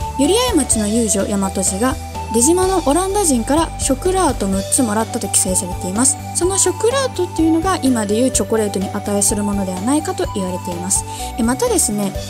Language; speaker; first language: Japanese; native; Japanese